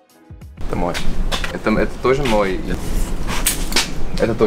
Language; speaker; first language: Russian; non-native, learner; Dutch